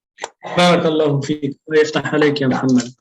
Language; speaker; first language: Arabic; native; Arabic